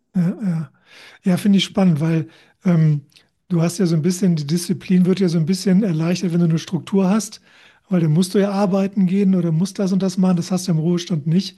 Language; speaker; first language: German; native; German